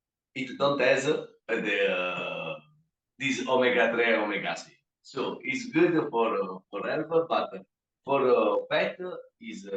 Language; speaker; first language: English; non-native, learner; Italian